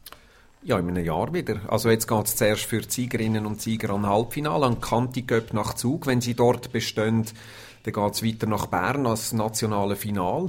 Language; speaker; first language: German; native; German